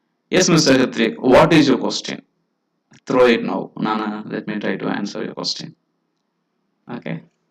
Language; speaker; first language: English; non-native, local second language; Tamil